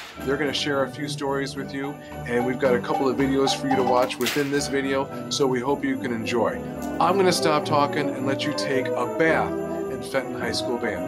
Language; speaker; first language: English; native; English